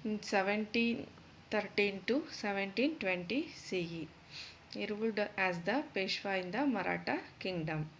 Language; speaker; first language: English; non-native, local second language; Kannada